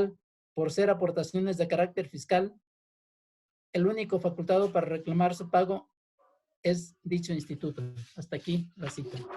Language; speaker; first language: Spanish; native; Spanish